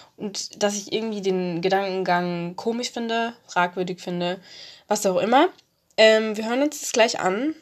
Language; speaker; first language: German; early bilingual, other home language; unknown